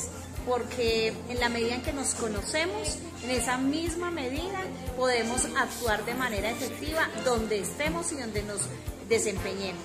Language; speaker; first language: Spanish; native; Spanish